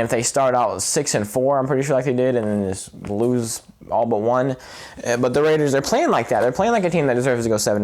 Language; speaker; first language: English; native; English